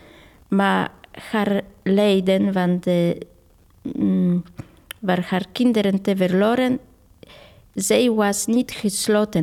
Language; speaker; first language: Dutch; non-native, fluent; Polish